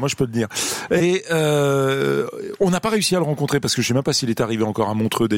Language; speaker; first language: French; native; French